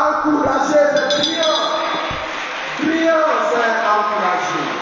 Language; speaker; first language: French; non-native, fluent; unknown